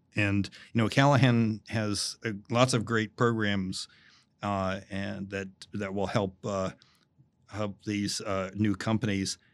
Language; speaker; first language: English; native; English